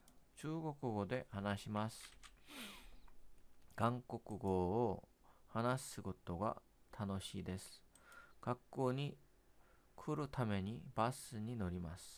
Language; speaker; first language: Japanese; non-native, learner; Korean